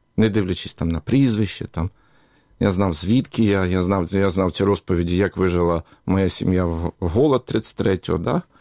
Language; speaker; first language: Ukrainian; native; Ukrainian